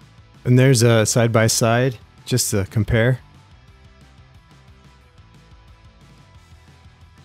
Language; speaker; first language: English; native; English